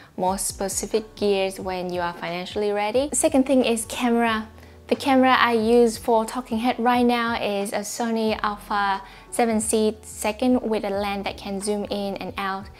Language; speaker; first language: English; non-native, fluent; Vietnamese